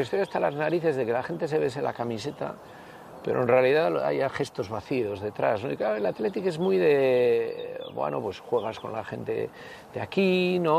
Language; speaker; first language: Spanish; native; Spanish